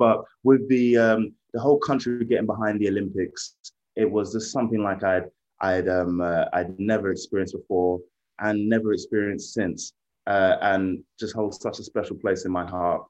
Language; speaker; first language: English; native; English